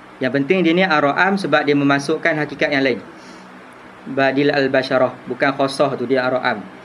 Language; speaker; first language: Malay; native; Malay